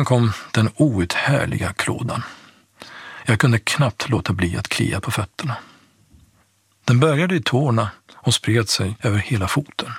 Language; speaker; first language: Swedish; early bilingual, other home language; Persian